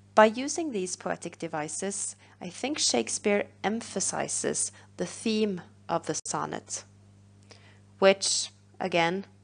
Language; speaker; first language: English; non-native, fluent; Norwegian